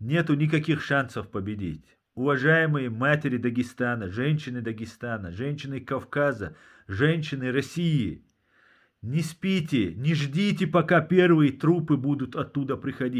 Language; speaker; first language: Russian; non-native, local second language; Chechen